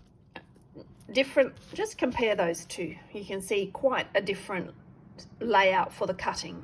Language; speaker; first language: English; native; English